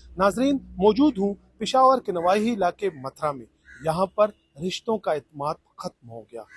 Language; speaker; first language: Urdu; non-native, local second language; Pashto